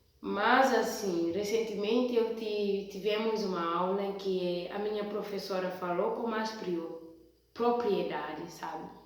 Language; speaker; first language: Portuguese; non-native, local second language; Upper Guinea Crioulo